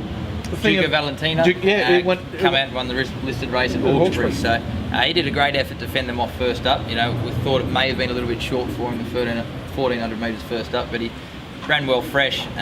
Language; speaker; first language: English; native; English